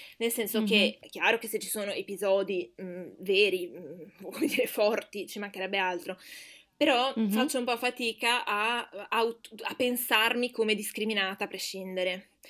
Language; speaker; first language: Italian; native; Italian